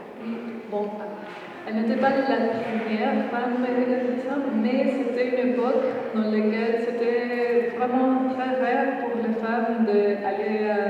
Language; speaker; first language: French; non-native, fluent; Spanish